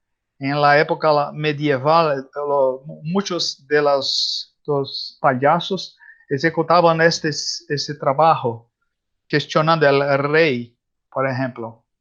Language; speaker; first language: Spanish; non-native, learner; Portuguese